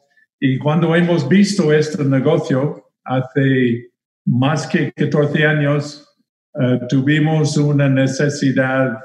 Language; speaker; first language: Spanish; non-native, fluent; English